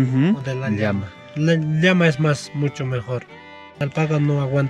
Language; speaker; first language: Spanish; non-native, local second language; Quechua